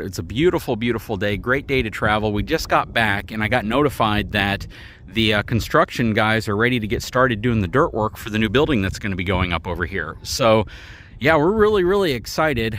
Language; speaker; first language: English; native; English